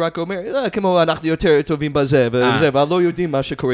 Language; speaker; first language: Hebrew; non-native, fluent; English